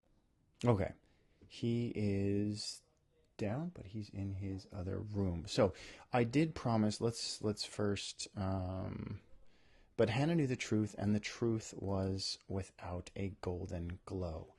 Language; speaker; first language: English; native; English